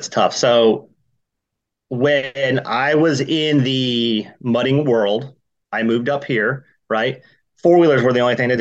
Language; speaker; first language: English; native; English